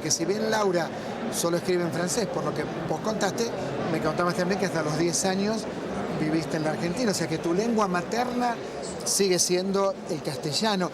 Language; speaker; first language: Spanish; native; Spanish